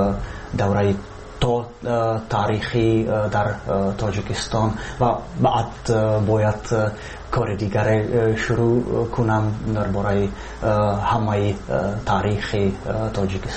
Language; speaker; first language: Persian; non-native, fluent; Czech